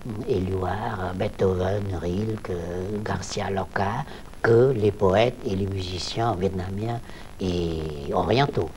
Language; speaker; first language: French; non-native, local second language; Vietnamese